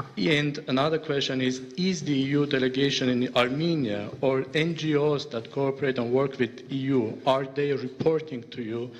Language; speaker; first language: English; non-native, fluent; Armenian